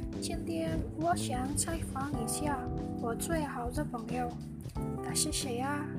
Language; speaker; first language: Chinese; non-native, learner; Indonesian